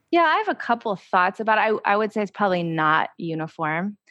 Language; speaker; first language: English; native; English